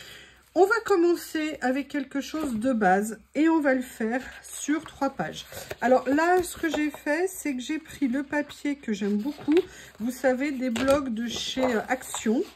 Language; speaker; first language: French; native; French